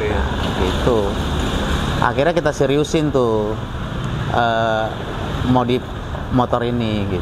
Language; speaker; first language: Indonesian; native; Indonesian